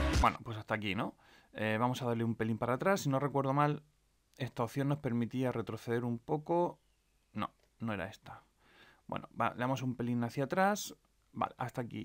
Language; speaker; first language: Spanish; native; Spanish